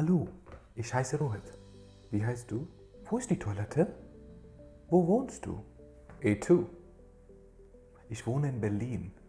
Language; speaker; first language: German; non-native, fluent; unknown